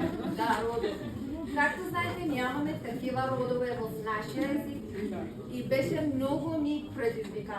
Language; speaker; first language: Bulgarian; non-native, learner; Persian